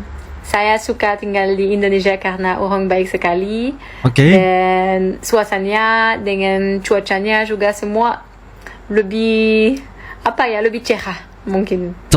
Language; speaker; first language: Indonesian; non-native, fluent; French